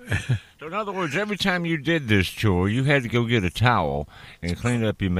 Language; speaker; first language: English; native; English